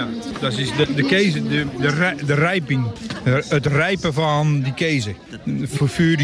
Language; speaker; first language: German; non-native, learner; Dutch